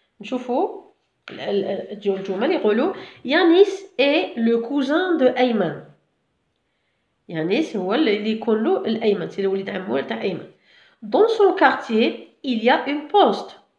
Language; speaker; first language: French; non-native, local second language; Arabic